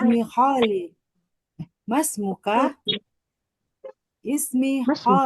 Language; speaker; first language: Arabic; non-native, learner; Indonesian